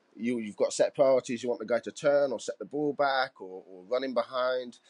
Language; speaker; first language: English; native; English